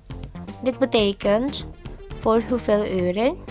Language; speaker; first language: Dutch; non-native, learner; Indonesian